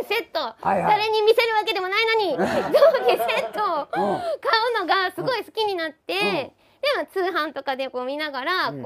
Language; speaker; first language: Japanese; native; Japanese